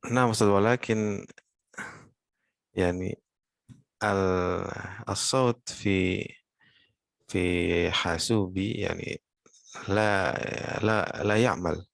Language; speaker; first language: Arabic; non-native, fluent; Indonesian